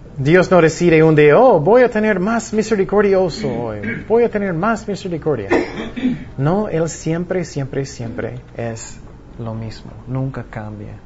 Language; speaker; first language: Spanish; non-native, fluent; English